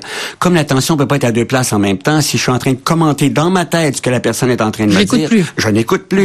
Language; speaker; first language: French; native; French